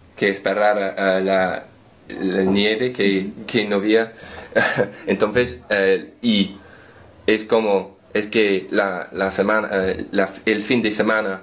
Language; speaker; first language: Spanish; non-native, learner; English